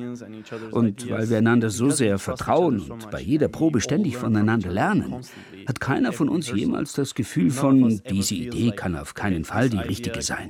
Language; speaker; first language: German; non-native, fluent; Turkish